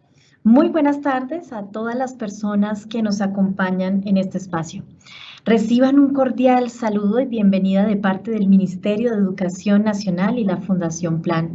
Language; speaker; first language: Spanish; native; Spanish